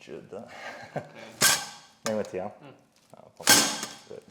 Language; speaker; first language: Chinese; non-native, fluent; English